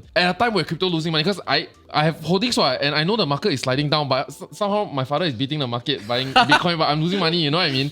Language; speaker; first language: English; native; English